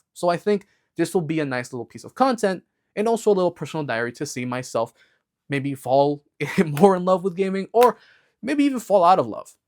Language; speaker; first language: English; native; English